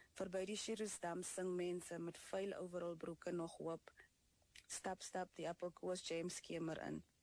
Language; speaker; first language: Afrikaans; native; Afrikaans